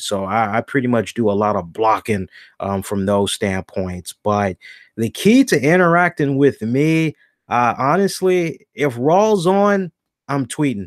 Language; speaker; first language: English; native; English